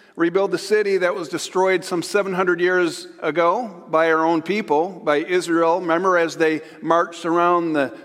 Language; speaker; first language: English; native; English